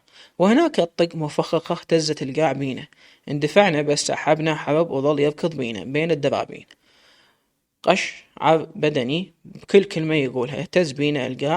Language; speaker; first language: Arabic; native; Arabic